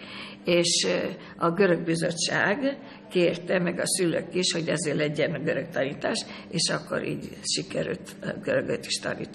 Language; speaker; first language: Hungarian; early bilingual, other home language; Greek